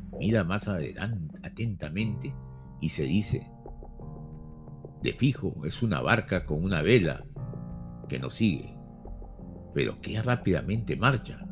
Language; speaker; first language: Spanish; native; Spanish